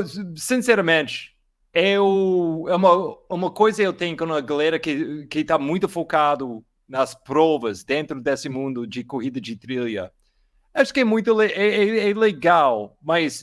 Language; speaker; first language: Portuguese; non-native, learner; English